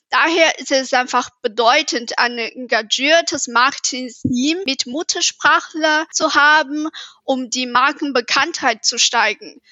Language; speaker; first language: German; non-native, fluent; Chinese